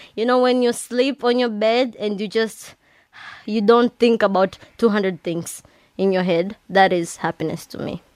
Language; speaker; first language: English; non-native, local second language; Swahili